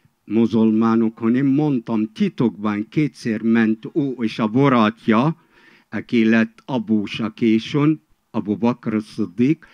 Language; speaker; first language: Hungarian; non-native, fluent; Arabic